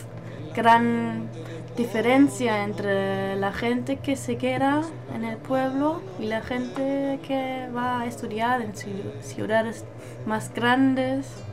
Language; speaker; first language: Spanish; non-native, learner; German